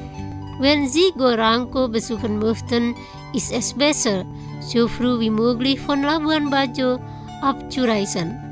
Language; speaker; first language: German; non-native, fluent; Indonesian